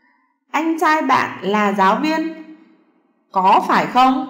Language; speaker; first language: Vietnamese; non-native, learner; Chinese